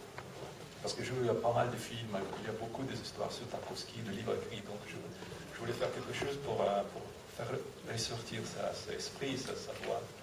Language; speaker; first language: French; non-native, fluent; Russian